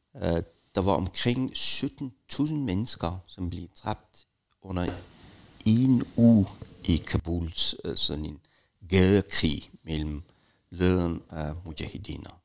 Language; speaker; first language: Danish; non-native, fluent; Persian